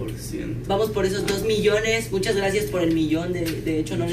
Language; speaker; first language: Spanish; native; Spanish